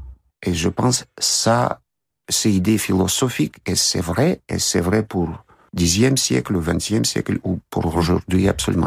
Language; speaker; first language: French; non-native, fluent; Russian